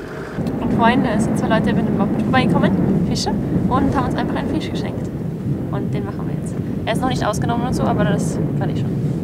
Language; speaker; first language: German; native; German